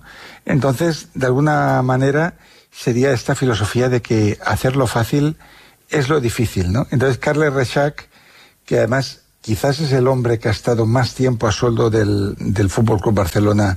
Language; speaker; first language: Spanish; native; Spanish